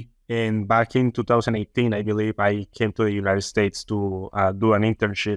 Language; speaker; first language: English; non-native, fluent; Spanish